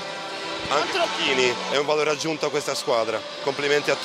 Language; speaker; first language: Italian; native; Italian